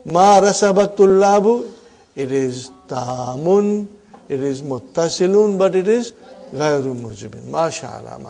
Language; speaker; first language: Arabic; non-native, fluent; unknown